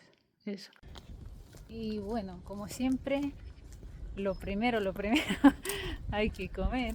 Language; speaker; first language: Spanish; non-native, fluent; Russian